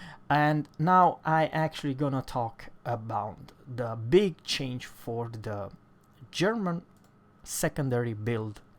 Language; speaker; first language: English; non-native, fluent; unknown